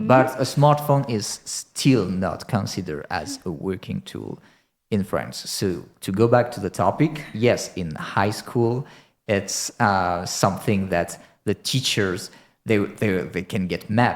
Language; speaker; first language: English; non-native, fluent; French